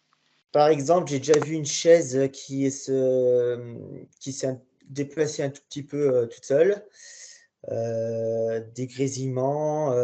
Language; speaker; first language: French; native; French